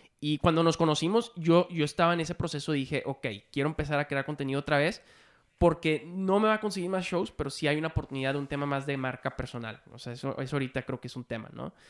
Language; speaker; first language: Spanish; native; Spanish